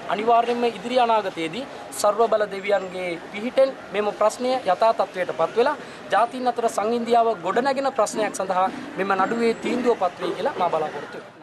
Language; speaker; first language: Sinhala; non-native, local second language; Tamil